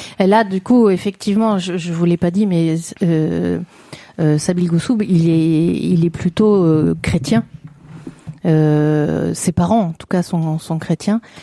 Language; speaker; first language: French; native; French